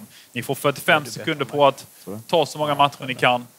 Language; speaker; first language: Swedish; native; Swedish